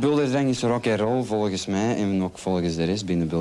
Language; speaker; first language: Dutch; native; Dutch